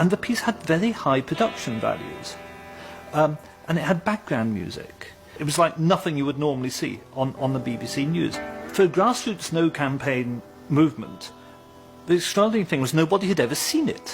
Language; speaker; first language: English; native; English